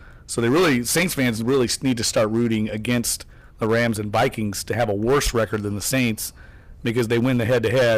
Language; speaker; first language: English; native; English